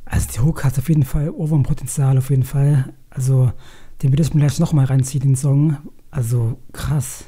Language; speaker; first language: German; native; German